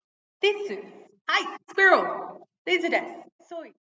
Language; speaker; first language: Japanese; non-native, fluent; English